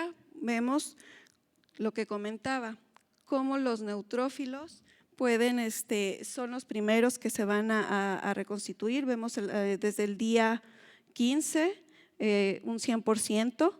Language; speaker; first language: Spanish; native; Spanish